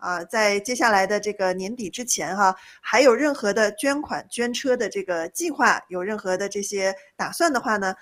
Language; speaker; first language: Chinese; native; Chinese